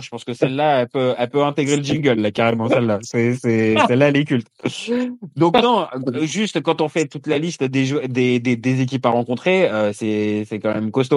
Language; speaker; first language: French; native; French